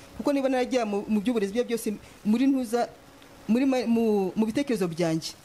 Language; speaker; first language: Kinyarwanda; native; Kinyarwanda